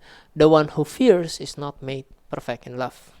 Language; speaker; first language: English; non-native, local second language; Indonesian